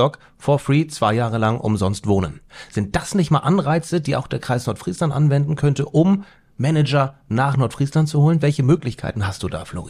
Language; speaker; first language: German; native; German